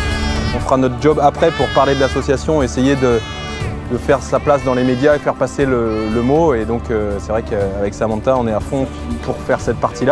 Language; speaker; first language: French; native; French